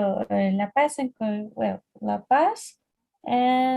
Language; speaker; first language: English; non-native, fluent; Spanish